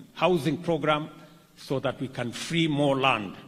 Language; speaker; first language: English; non-native, local second language; Kalenjin